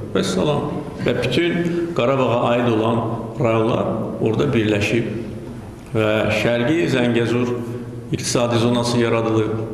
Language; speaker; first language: Azerbaijani; native; Azerbaijani